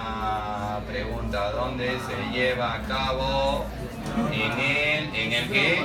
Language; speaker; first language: Spanish; native; Spanish